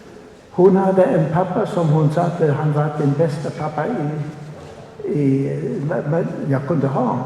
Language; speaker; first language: Swedish; non-native, fluent; German